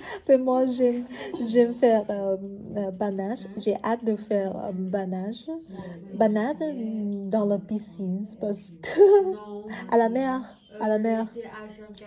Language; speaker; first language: French; non-native, learner; Vietnamese